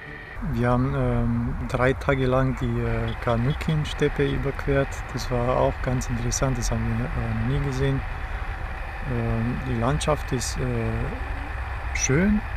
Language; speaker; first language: German; non-native, fluent; Romanian